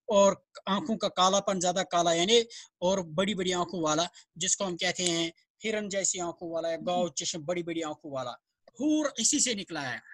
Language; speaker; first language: Hindi; non-native, local second language; Kashmiri